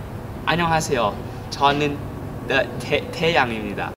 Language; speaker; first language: Korean; non-native, learner; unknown